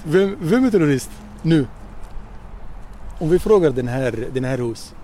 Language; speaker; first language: Swedish; non-native, local second language; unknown